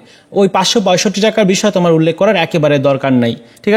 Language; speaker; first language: Bangla; native; Bangla